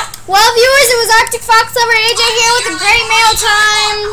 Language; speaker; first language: English; native; English